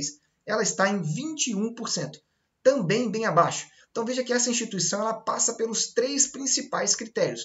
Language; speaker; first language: Portuguese; native; Portuguese